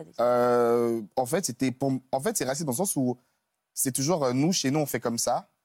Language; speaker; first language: French; native; French